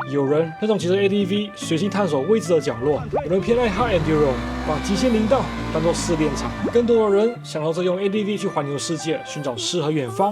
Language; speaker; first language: Chinese; native; Chinese